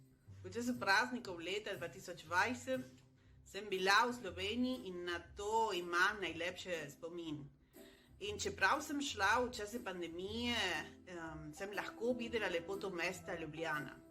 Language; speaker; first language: Slovenian; early bilingual, heritage; Spanish